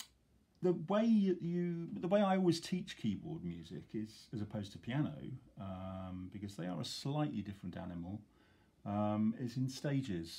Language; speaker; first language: English; native; English